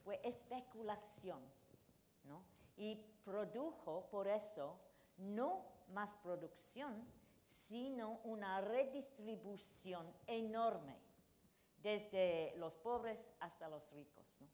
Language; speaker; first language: Spanish; non-native, fluent; English